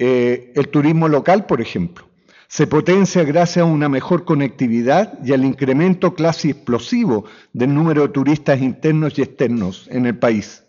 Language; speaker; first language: Spanish; native; Spanish